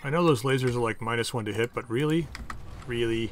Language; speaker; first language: English; native; English